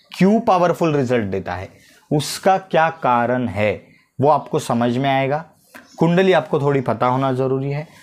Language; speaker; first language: Hindi; non-native, local second language; Marathi